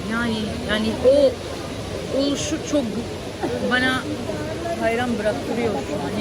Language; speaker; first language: Turkish; non-native, fluent; Albanian